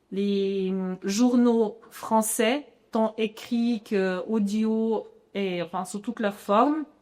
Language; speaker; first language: French; native; French